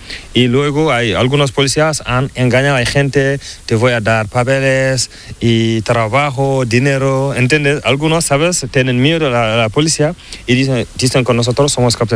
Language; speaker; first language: Spanish; non-native, learner; Fula